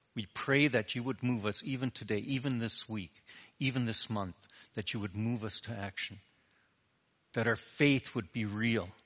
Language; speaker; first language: English; native; English